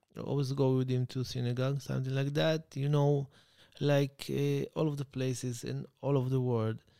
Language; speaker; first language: English; non-native, learner; Hebrew